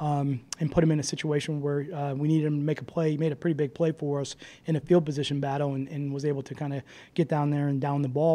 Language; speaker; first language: English; native; English